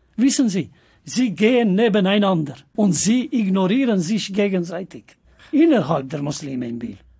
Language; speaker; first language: German; non-native, fluent; Albanian